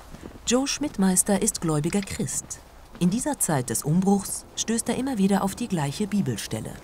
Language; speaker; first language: German; native; German